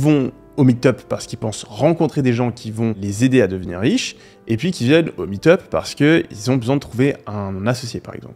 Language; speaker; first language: French; native; French